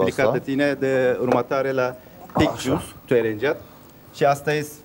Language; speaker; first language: Romanian; non-native, learner; Turkish